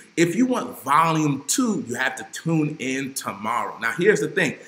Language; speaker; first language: English; native; English